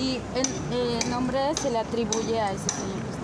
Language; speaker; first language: Spanish; native; Spanish